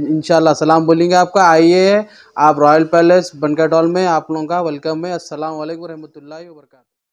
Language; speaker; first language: Hindi; non-native, local second language; Urdu